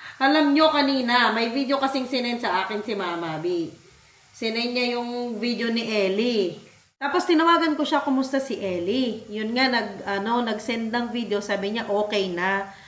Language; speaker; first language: Filipino; non-native, local second language; Pampanga